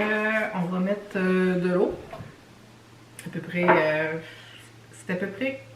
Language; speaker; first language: French; native; French